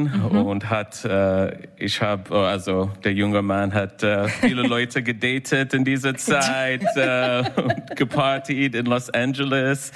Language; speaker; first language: German; non-native, learner; English